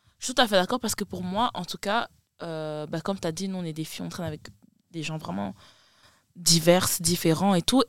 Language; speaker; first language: French; native; French